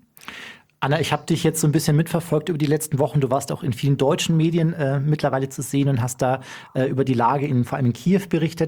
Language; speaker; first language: German; native; German